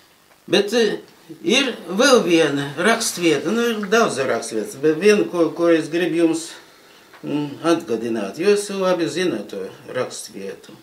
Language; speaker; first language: Latvian; non-native, local second language; Russian